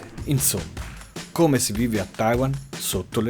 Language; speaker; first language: Italian; native; Italian